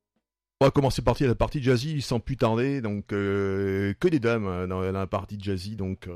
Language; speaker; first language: French; native; French